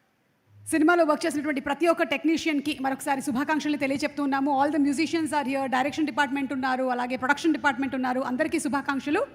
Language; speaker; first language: Telugu; native; Telugu